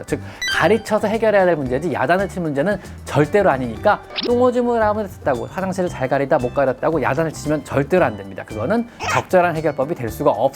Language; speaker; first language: Korean; native; Korean